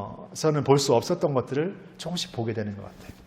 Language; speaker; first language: Korean; native; Korean